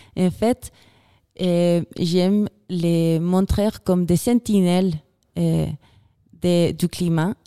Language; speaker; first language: French; non-native, fluent; Spanish